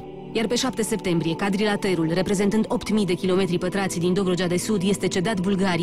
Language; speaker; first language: Romanian; native; Romanian